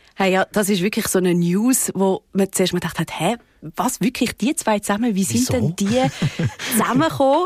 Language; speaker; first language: German; native; German